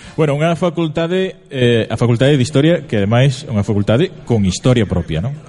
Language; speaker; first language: Galician; non-native, local second language; Spanish